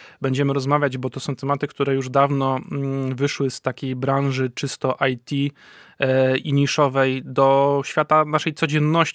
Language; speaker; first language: Polish; native; Polish